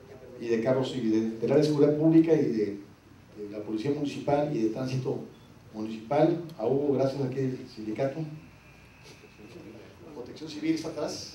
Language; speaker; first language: Spanish; native; Spanish